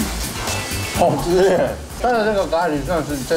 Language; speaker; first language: Chinese; native; Chinese